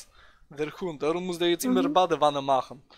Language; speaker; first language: German; native; German